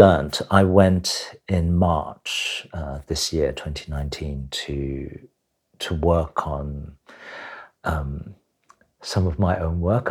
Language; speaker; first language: English; non-native, local second language; Cantonese